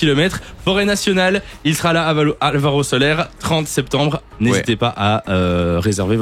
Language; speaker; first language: French; native; French